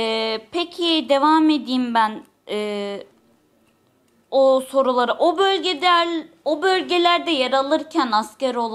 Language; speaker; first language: Turkish; native; Turkish